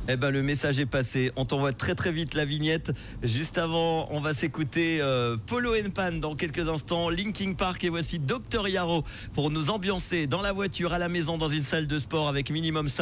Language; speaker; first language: French; native; French